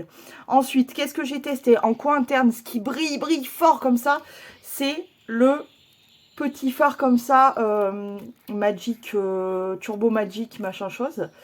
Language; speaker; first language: French; native; French